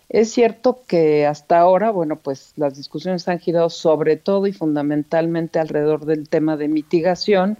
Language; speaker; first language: Spanish; native; Spanish